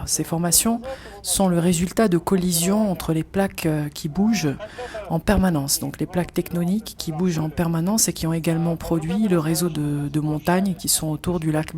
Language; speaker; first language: French; native; French